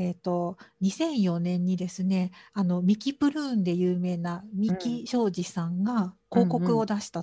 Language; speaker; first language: Japanese; native; Japanese